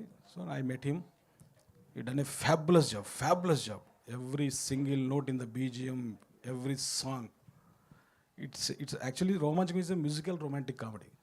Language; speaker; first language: Telugu; native; Telugu